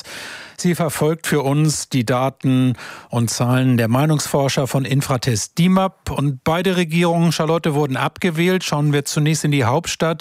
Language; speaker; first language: German; native; German